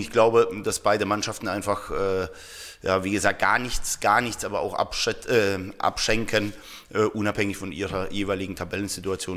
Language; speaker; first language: German; native; German